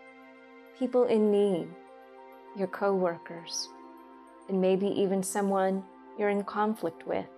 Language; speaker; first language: English; native; English